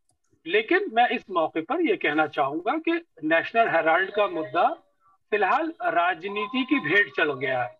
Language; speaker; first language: Hindi; native; Hindi